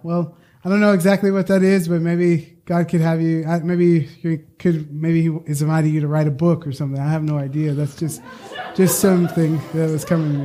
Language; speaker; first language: English; native; English